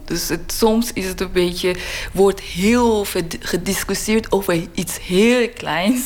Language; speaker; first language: Dutch; non-native, learner; Persian